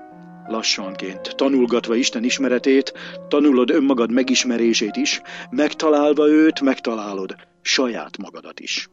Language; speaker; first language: Hungarian; native; Hungarian